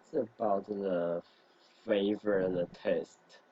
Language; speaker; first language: English; non-native, learner; Chinese